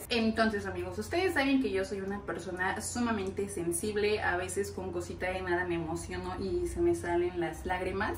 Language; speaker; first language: Spanish; native; Spanish